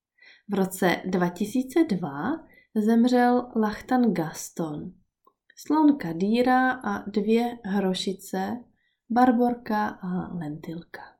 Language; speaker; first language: Czech; native; Czech